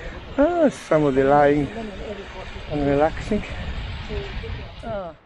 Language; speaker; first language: English; non-native, fluent; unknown